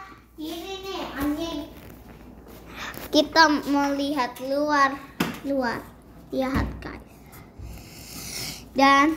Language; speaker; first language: Indonesian; early bilingual, heritage; Indonesian